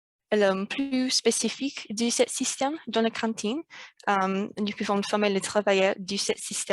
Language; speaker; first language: French; non-native, learner; English